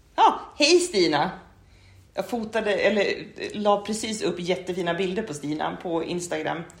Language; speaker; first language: Swedish; native; Swedish